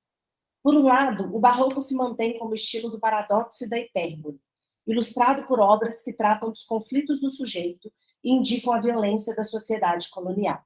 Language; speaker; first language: Portuguese; native; Portuguese